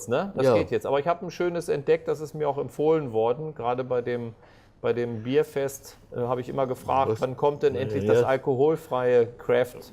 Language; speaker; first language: German; native; German